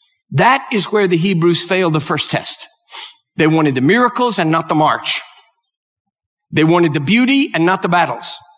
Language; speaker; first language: English; native; English